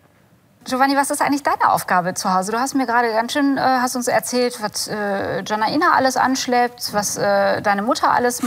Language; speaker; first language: German; native; German